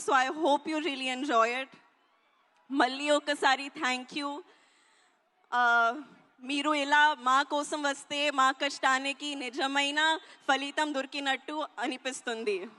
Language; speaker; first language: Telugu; non-native, learner; Hindi